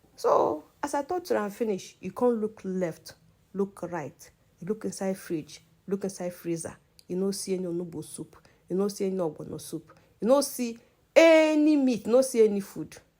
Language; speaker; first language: Nigerian Pidgin; non-native, local second language; Igbo